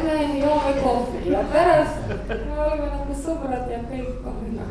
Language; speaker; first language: Estonian; non-native, learner; Croatian